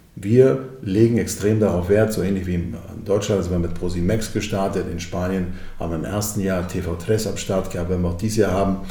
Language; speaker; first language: German; early bilingual, other home language; Croatian